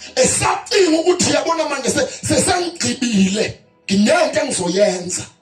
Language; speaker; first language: Zulu; non-native, local second language; South Ndebele